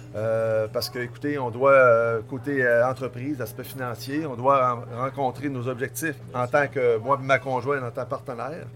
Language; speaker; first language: French; native; French